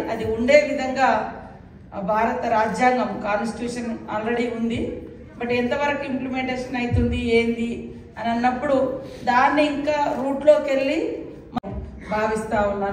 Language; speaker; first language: Telugu; native; Telugu